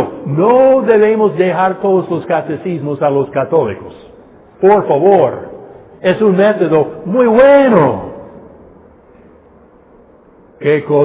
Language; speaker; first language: Spanish; non-native, fluent; English